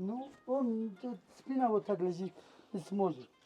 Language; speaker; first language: Russian; non-native, learner; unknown